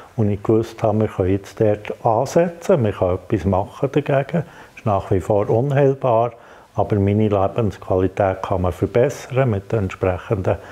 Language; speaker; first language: German; native; German